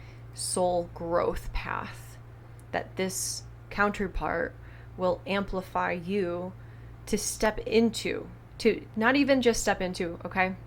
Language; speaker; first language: English; native; English